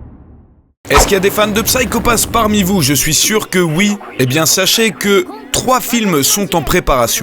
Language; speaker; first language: French; native; French